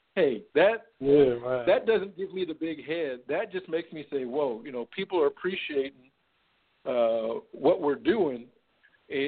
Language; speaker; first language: English; native; English